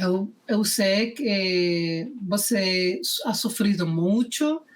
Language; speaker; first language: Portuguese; non-native, fluent; Spanish